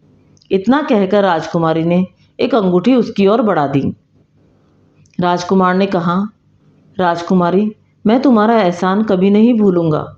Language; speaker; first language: Hindi; native; Hindi